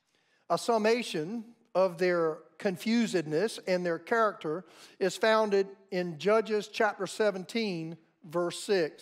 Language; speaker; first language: English; native; English